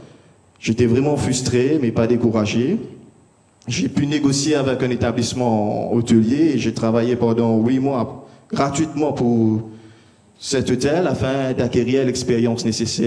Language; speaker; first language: French; native; French